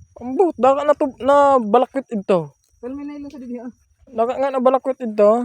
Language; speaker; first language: Filipino; non-native, local second language; Masbatenyo